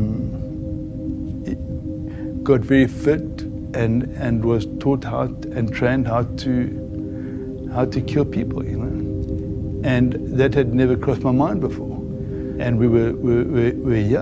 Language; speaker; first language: English; native; English